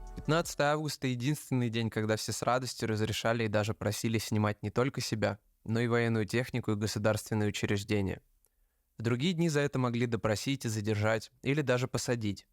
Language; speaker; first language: Russian; native; Russian